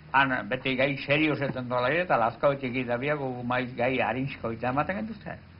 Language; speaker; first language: Basque; native; Basque